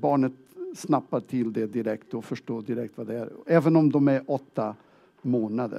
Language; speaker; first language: Swedish; non-native, fluent; Portuguese